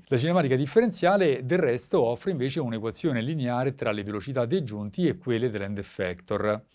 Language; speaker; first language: Italian; native; Italian